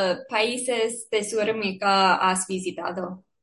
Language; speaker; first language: Spanish; non-native, learner; English